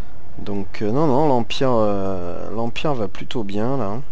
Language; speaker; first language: French; native; French